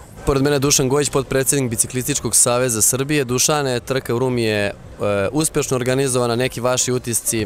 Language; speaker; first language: Serbian; native; Serbian